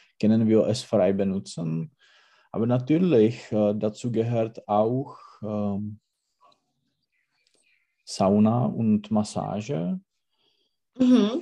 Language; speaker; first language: German; non-native, learner; Czech